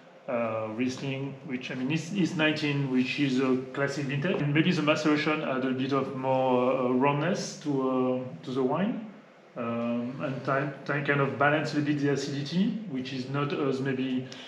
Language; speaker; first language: English; non-native, fluent; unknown